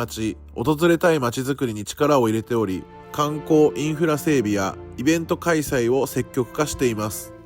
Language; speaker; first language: Japanese; native; Japanese